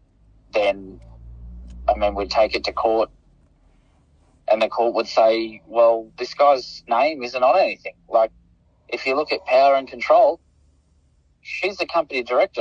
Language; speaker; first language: English; native; English